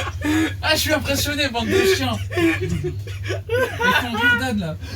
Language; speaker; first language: French; native; French